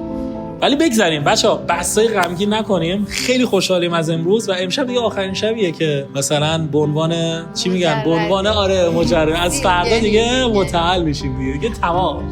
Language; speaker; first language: Persian; native; Persian